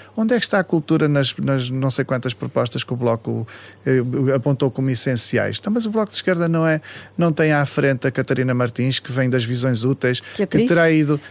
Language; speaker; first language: Portuguese; native; Portuguese